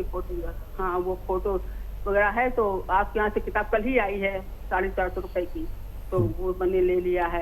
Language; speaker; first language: Hindi; native; Hindi